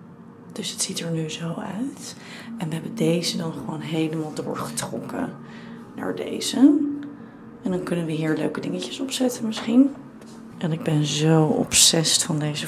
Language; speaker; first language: Dutch; native; Dutch